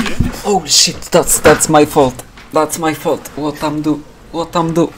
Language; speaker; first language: English; non-native, learner; Polish